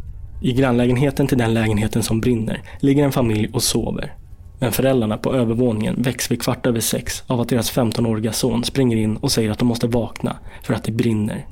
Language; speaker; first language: Swedish; native; Swedish